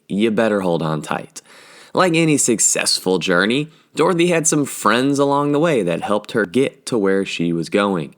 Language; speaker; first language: English; native; English